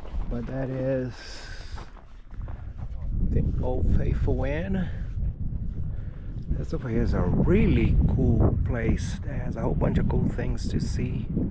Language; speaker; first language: English; non-native, fluent; Portuguese